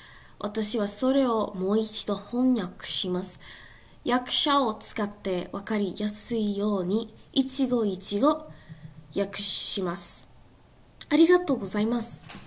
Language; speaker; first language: Japanese; non-native, learner; English